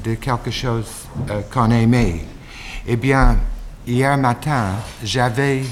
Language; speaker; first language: French; non-native, fluent; English